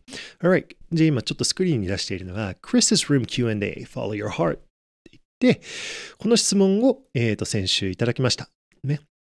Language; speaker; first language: Japanese; native; Japanese